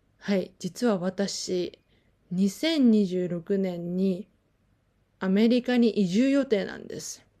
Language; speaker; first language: Japanese; native; Japanese